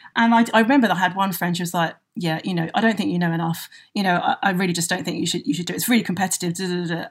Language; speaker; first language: English; native; English